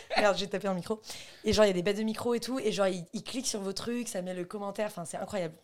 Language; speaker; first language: French; native; French